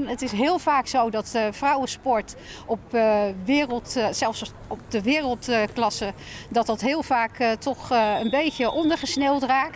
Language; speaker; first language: Dutch; native; Dutch